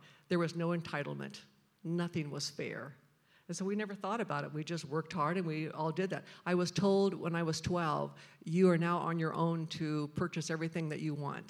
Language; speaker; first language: English; native; English